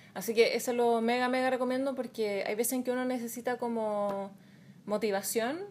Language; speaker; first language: Spanish; native; Spanish